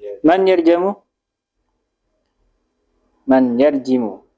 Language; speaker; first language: Arabic; non-native, fluent; Indonesian